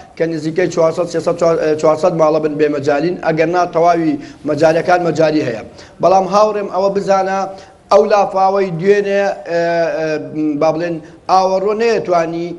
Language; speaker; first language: Central Kurdish; native; Central Kurdish